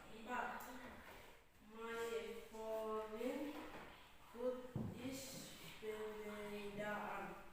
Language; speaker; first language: English; non-native, learner; Indonesian